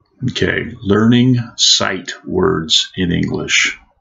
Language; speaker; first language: English; native; English